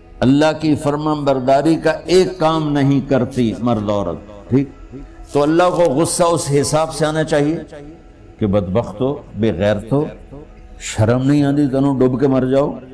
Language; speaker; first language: Urdu; non-native, local second language; Punjabi